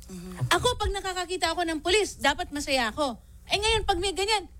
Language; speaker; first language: Filipino; native; Filipino